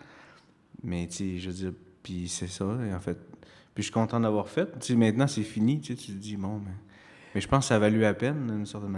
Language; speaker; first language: French; native; French